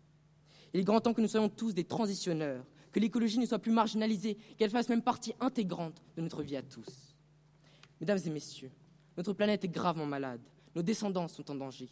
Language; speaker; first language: French; non-native, fluent; Romanian